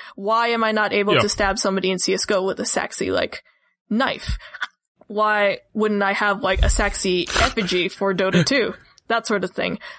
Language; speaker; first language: English; native; English